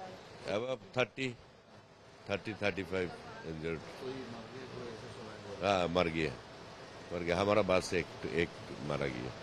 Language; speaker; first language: Hindi; non-native, local second language; Bangla